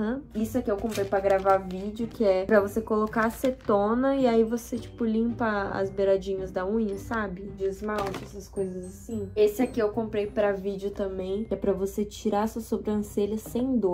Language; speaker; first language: Portuguese; native; Portuguese